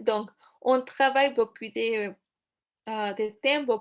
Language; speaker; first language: French; non-native, fluent; Spanish